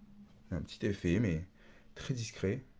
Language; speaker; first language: French; native; French